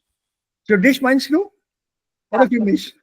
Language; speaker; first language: German; non-native, fluent; Hindi